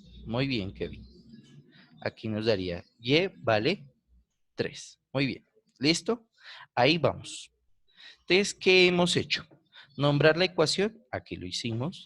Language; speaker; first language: Spanish; native; Spanish